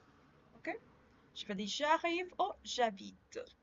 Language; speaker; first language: French; non-native, learner; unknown